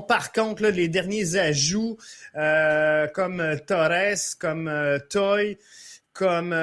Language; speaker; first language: French; native; French